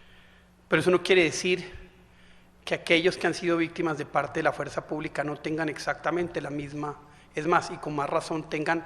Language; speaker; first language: Spanish; native; Spanish